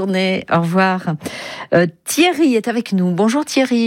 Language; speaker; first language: French; native; French